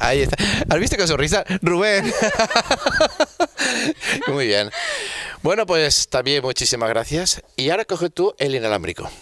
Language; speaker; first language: Spanish; native; Spanish